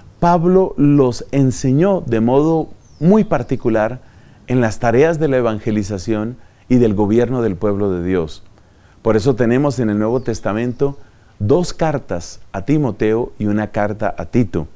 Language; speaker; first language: Spanish; native; Spanish